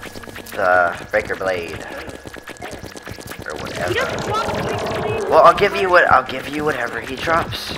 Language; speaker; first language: English; native; English